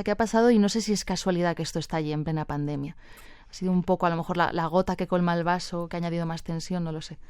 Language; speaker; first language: Spanish; native; Spanish